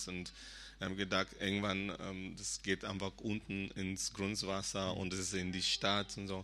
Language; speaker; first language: German; non-native, fluent; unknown